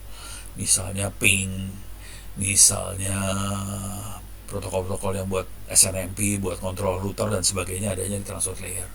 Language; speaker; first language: Indonesian; native; Indonesian